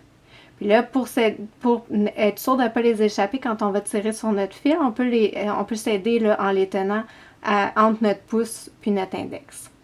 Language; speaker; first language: French; native; French